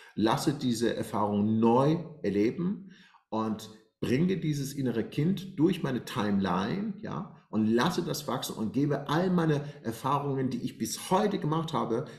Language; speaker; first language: German; non-native, fluent; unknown